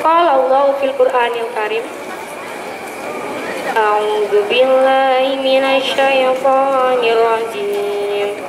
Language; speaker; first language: Arabic; non-native, learner; Indonesian